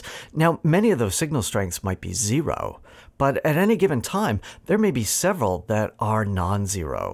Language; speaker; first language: English; native; English